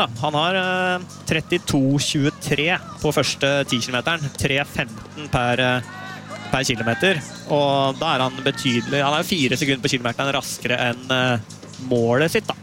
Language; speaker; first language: Norwegian; native; Norwegian